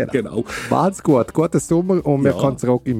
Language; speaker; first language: German; native; German